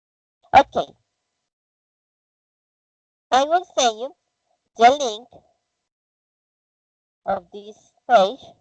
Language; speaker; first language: English; non-native, fluent; Spanish